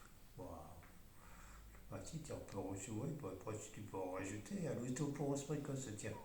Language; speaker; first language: French; native; French